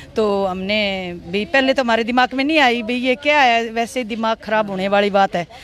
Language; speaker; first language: Hindi; native; Hindi